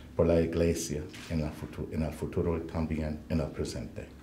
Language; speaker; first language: Spanish; non-native, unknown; English